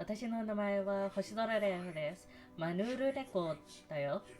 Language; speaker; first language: Japanese; non-native, learner; English